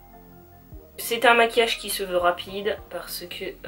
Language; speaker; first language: French; native; French